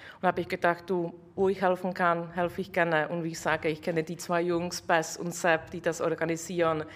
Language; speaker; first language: German; non-native, fluent; Czech